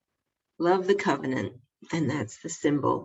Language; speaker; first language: English; native; English